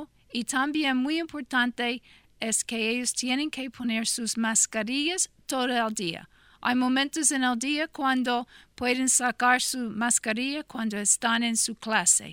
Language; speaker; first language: Spanish; non-native, fluent; English